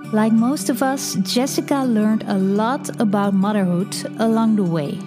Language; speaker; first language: English; non-native, fluent; Dutch